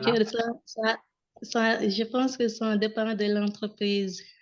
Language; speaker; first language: French; non-native, local second language; Wolof